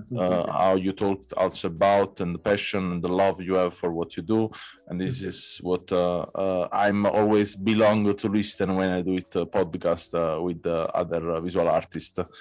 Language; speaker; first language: English; non-native, learner; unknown